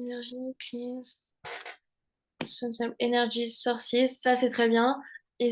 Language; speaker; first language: French; native; French